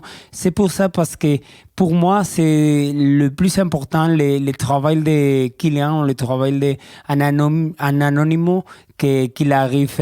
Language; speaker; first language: French; non-native, learner; Spanish